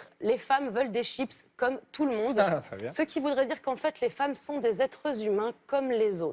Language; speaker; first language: French; native; French